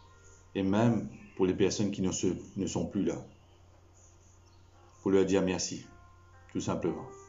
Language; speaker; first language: French; non-native, local second language; Morisyen